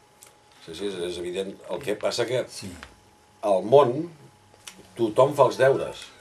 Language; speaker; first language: Catalan; native; Catalan